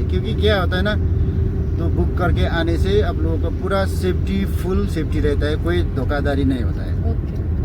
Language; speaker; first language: Hindi; non-native, local second language; Nepali